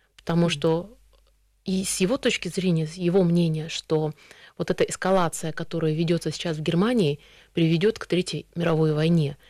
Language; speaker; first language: Russian; early bilingual, heritage; Russian